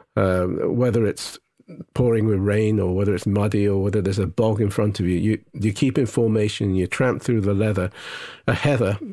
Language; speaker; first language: English; non-native, local second language; Japanese